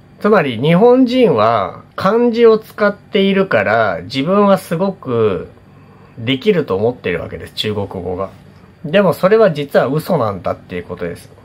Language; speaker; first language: Japanese; native; Japanese